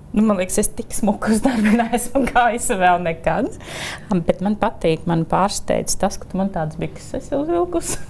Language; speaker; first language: Latvian; native; Latvian